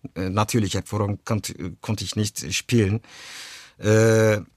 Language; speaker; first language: German; early bilingual, other home language; Turkish